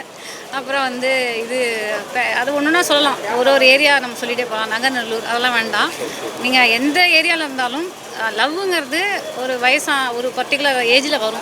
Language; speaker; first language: Tamil; native; Tamil